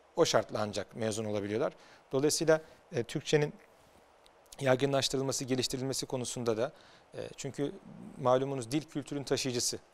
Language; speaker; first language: Turkish; native; Turkish